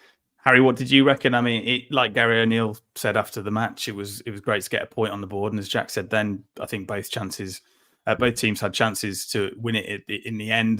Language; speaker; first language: English; native; English